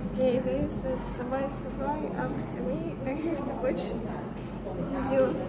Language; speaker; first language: English; non-native, learner; Russian